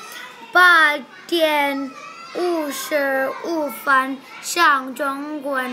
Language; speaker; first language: Chinese; non-native, learner; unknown